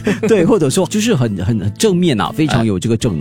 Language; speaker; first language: Chinese; native; Chinese